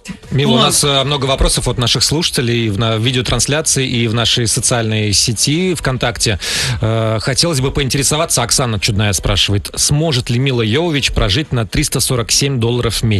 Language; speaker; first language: Russian; native; Russian